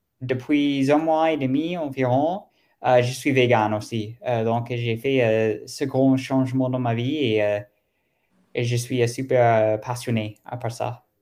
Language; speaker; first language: French; non-native, learner; German